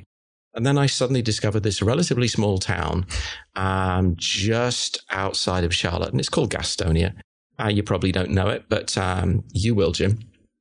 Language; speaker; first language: English; native; English